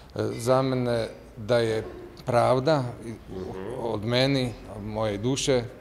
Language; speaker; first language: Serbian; non-native, learner; Slovak